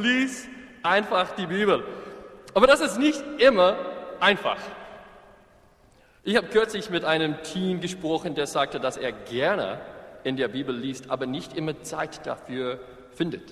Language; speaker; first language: German; non-native, fluent; English